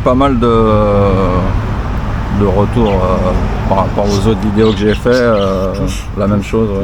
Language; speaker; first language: French; native; French